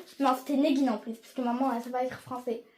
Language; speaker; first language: French; native; French